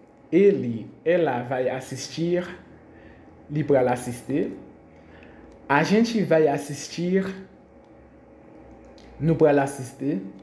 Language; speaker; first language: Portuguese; non-native, fluent; Haitian Creole